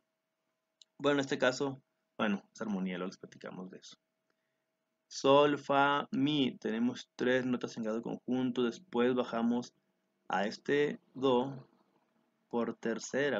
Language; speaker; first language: Spanish; native; Spanish